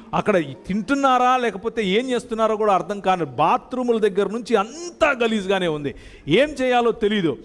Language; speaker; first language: Telugu; native; Telugu